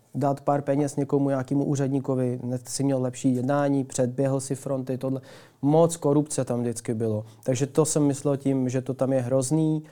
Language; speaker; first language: Czech; early bilingual, other home language; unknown